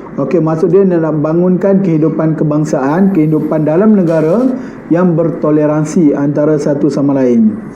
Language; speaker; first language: Malay; native; Malay